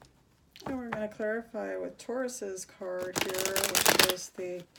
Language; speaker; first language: English; native; English